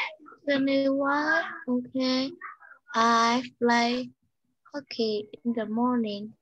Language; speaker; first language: English; non-native, learner; Vietnamese